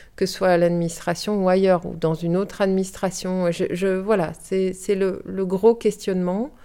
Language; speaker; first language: French; early bilingual, heritage; French